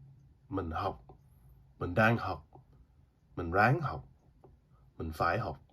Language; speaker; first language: Vietnamese; early bilingual, heritage; Vietnamese